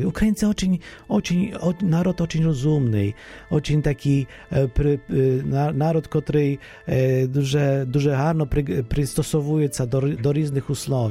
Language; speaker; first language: Polish; non-native, fluent; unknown